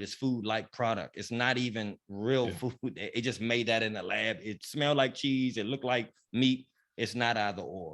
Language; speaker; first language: English; native; English